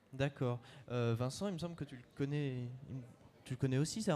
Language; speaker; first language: French; native; French